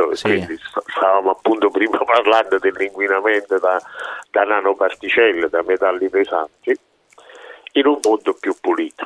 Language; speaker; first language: Italian; native; Italian